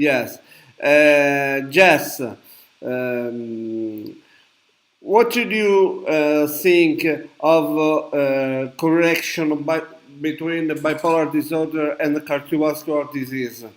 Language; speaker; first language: English; non-native, learner; Italian